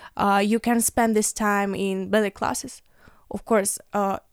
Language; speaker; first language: English; non-native, learner; Ukrainian